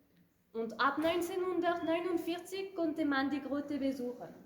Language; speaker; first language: German; non-native, local second language; French